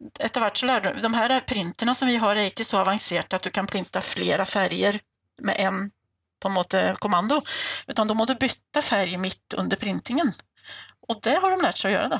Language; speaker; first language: Swedish; native; Swedish